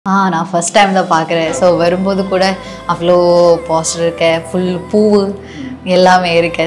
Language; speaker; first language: Tamil; non-native, learner; Malayalam